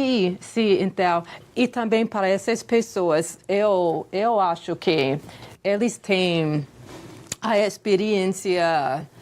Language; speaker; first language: Portuguese; non-native, fluent; English